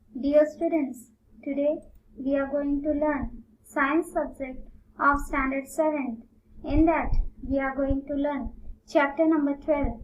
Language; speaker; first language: English; non-native, local second language; Marathi